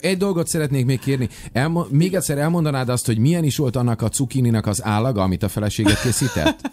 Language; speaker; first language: Hungarian; native; Hungarian